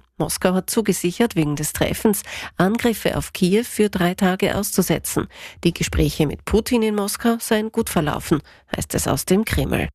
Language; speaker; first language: German; native; German